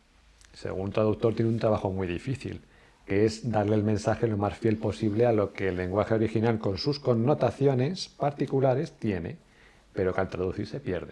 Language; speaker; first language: Spanish; native; Spanish